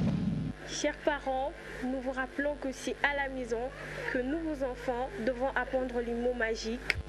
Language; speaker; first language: French; non-native, local second language; Lingala